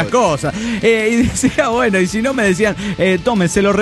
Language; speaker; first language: Spanish; native; Spanish